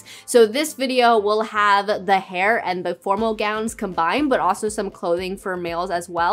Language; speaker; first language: English; native; English